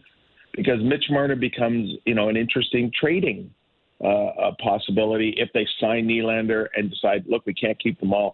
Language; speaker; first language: English; native; English